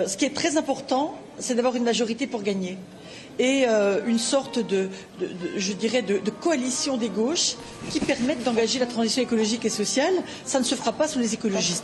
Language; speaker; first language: French; native; French